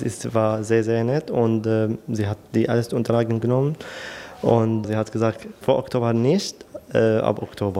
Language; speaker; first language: German; non-native, learner; Arabic